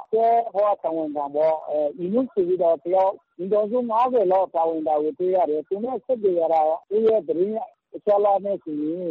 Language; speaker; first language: Burmese; non-native, local second language; Rohingya